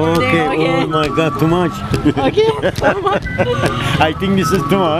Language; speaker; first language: English; non-native, learner; Thai